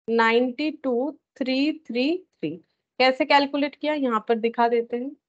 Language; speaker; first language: Hindi; native; Hindi